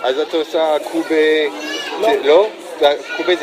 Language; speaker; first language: Hebrew; non-native, fluent; French